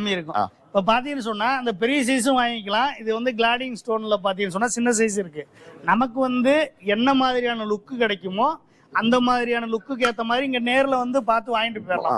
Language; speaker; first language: Tamil; native; Tamil